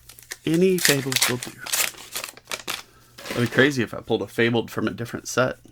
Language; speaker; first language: English; native; English